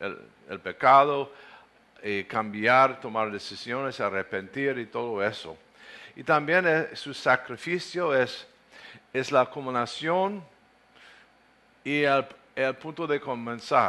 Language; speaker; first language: Spanish; non-native, fluent; English